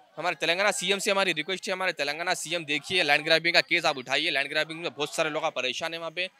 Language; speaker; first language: Hindi; non-native, local second language; Telugu